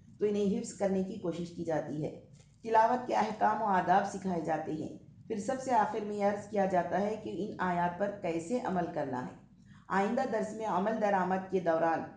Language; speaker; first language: Urdu; native; Urdu